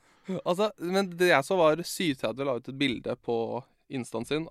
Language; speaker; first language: Norwegian; native; Norwegian